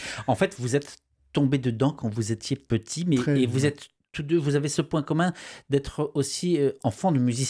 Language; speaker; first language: French; native; French